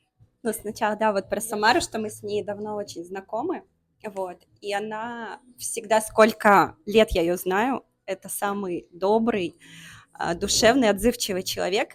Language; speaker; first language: Russian; non-native, local second language; Kyrgyz